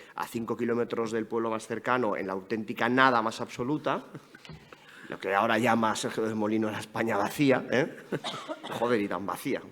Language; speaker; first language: Spanish; native; Spanish